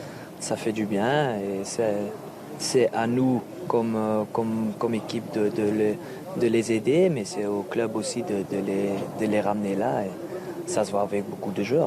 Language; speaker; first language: French; non-native, local second language; Dutch